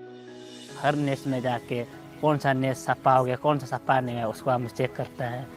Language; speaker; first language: Hindi; non-native, local second language; Nyishi